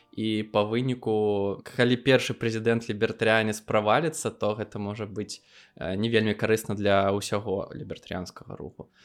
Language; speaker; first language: Belarusian; non-native, local second language; Russian